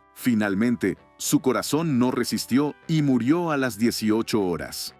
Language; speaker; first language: Spanish; native; Spanish